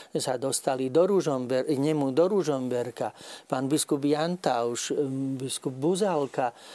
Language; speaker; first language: Slovak; native; Slovak